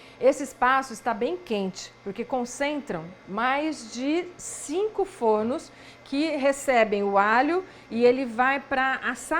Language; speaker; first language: Portuguese; native; Portuguese